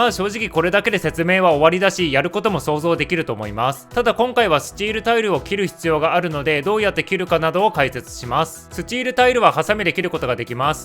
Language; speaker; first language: Japanese; native; Japanese